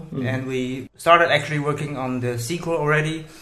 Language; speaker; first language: English; non-native, fluent; Chinese